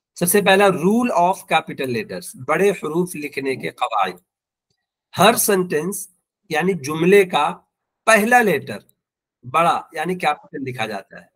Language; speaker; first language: Urdu; native; Urdu